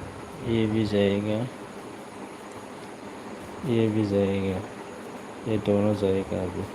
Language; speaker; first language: Hindi; non-native, local second language; Bodo